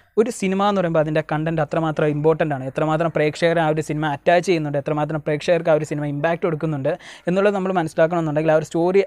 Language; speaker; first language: Malayalam; native; Malayalam